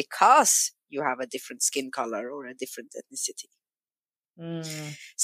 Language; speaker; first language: English; non-native, fluent; Swedish